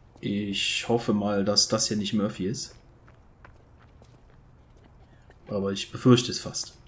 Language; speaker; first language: German; native; German